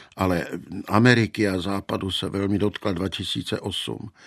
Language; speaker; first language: Czech; native; Czech